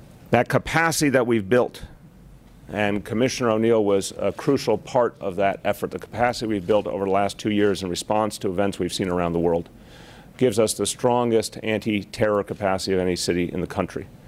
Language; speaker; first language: English; native; English